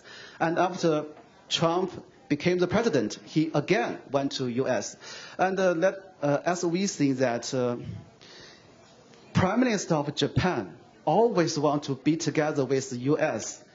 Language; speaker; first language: English; non-native, fluent; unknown